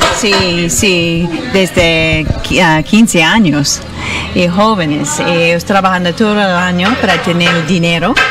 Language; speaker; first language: Spanish; non-native, learner; English